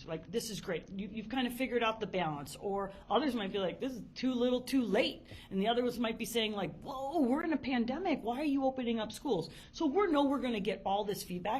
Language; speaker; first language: English; native; English